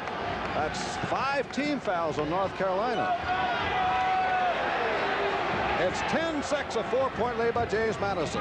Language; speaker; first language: English; native; English